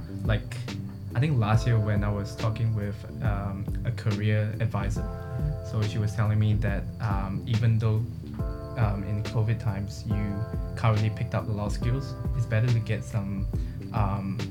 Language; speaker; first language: English; non-native, local second language; Chinese